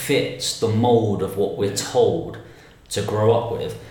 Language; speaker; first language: English; native; English